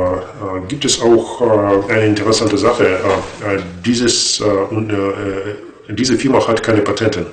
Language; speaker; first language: German; non-native, fluent; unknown